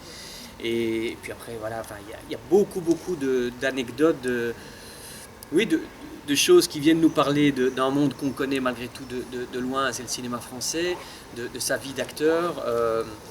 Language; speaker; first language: French; native; French